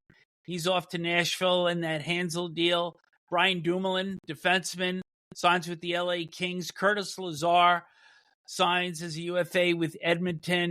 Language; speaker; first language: English; native; English